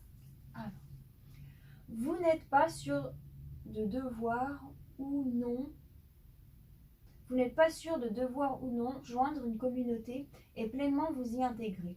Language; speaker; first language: French; native; French